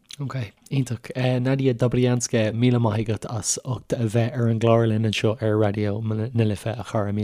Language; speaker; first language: Irish; native; Irish